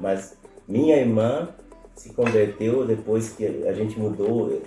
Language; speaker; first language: Portuguese; non-native, fluent; Spanish